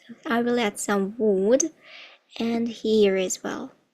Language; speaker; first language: English; non-native, fluent; Ukrainian